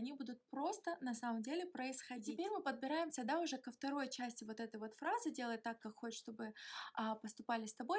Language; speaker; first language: Russian; native; Russian